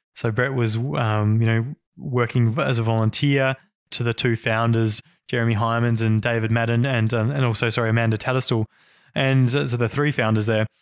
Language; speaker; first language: English; native; English